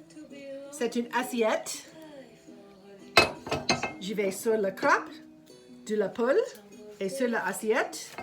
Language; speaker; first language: French; non-native, fluent; English